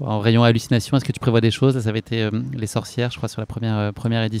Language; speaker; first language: French; native; French